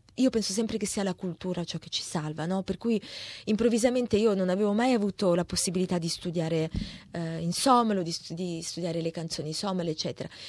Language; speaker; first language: Italian; early bilingual, heritage; Italian